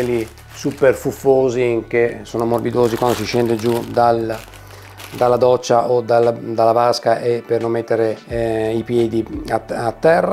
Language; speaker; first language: Italian; native; Italian